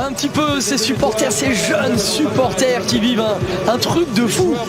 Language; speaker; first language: French; native; French